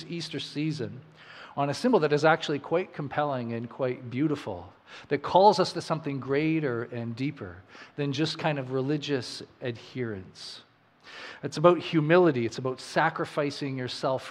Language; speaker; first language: English; native; English